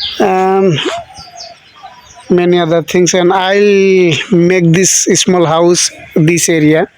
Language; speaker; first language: English; non-native, learner; Bangla